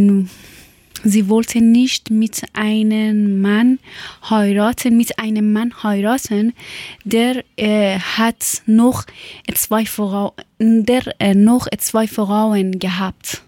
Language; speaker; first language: German; non-native, learner; Persian